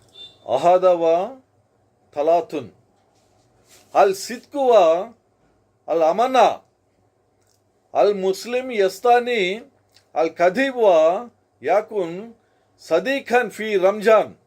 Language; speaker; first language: Arabic; non-native, learner; Telugu